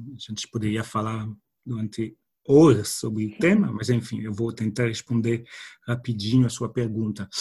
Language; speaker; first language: Portuguese; non-native, fluent; French